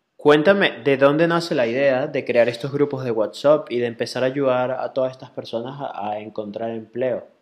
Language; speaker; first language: Spanish; native; Spanish